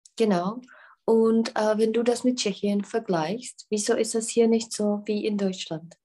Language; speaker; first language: German; non-native, fluent; Czech